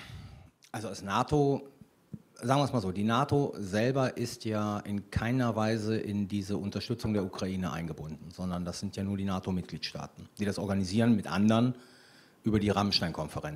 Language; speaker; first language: German; native; German